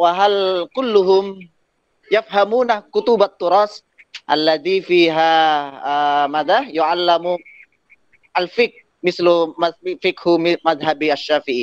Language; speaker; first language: Arabic; non-native, learner; Indonesian